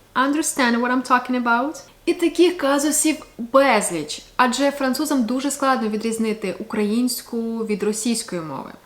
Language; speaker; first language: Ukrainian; native; Ukrainian